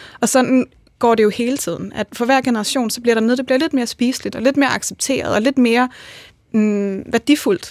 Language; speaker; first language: Danish; native; Danish